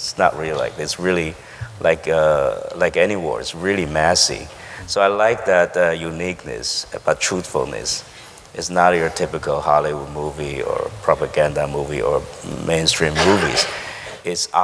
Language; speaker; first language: English; non-native, fluent; Chinese